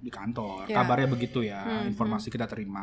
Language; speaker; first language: Indonesian; native; Indonesian